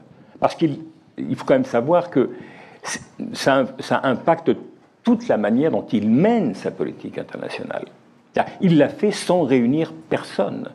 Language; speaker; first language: French; native; French